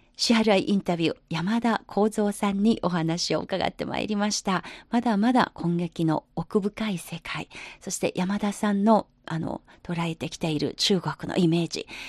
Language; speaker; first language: Japanese; non-native, fluent; Chinese